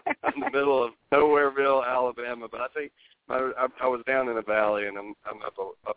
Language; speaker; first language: English; native; English